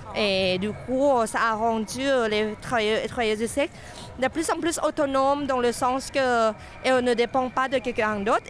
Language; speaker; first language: French; non-native, fluent; Thai